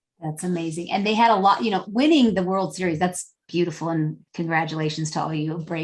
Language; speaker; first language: English; native; English